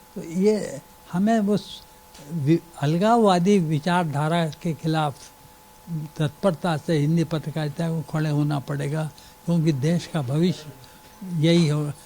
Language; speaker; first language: Hindi; native; Hindi